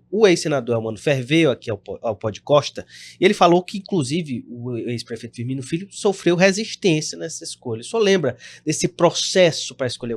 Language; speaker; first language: Portuguese; native; Portuguese